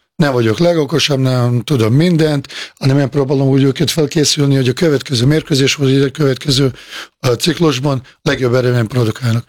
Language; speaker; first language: Hungarian; non-native, fluent; Bosnian